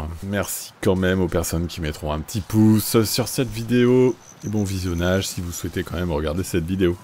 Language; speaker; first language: French; native; French